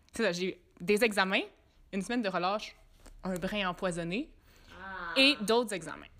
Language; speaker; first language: French; native; French